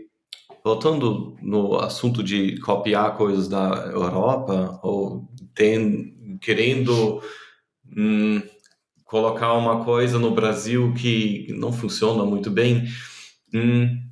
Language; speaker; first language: Portuguese; non-native, fluent; German